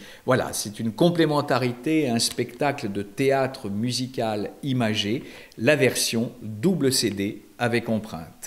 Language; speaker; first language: French; native; French